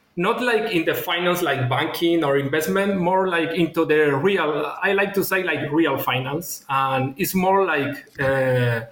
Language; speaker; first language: English; non-native, fluent; Spanish